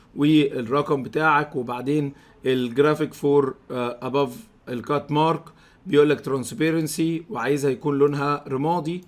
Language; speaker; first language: Arabic; native; Arabic